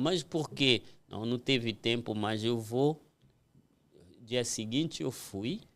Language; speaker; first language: Portuguese; non-native, fluent; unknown